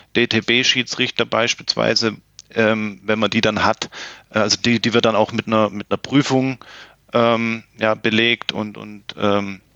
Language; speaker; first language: German; native; German